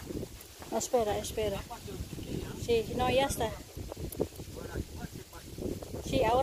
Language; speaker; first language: Spanish; non-native, learner; Indonesian